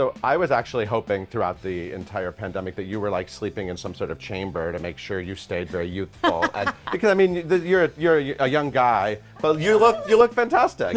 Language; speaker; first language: English; native; English